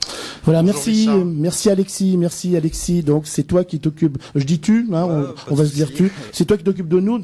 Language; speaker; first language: French; native; French